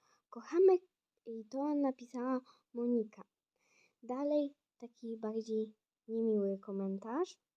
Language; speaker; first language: Polish; non-native, fluent; Ukrainian